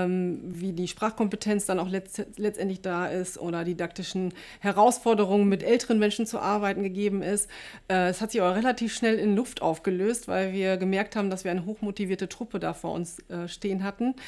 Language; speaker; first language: German; native; German